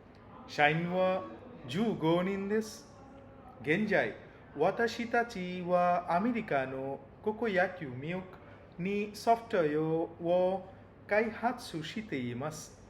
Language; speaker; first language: Japanese; non-native, learner; Bangla